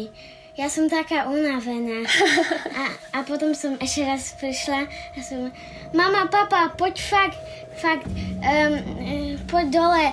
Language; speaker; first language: Slovak; early bilingual, heritage; Slovak